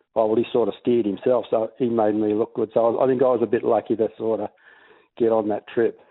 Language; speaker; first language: English; native; English